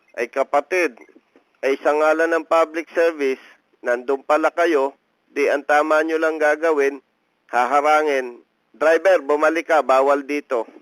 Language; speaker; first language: Filipino; native; Filipino